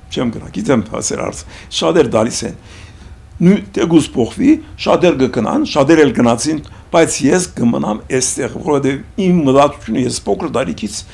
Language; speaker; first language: Armenian; early bilingual, heritage; Armenian